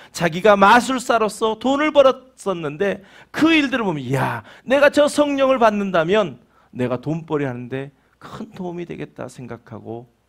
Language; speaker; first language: Korean; native; Korean